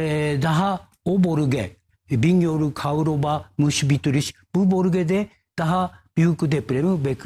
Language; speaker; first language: Turkish; non-native, learner; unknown